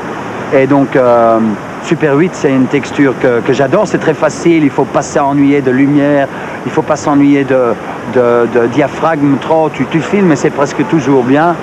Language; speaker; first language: French; non-native, local second language; Dutch